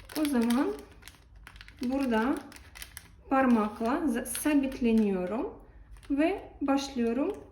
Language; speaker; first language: Turkish; non-native, learner; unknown